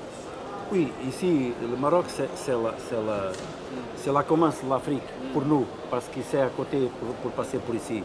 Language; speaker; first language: French; non-native, fluent; Portuguese